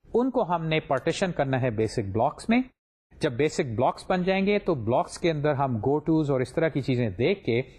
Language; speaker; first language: Urdu; native; Urdu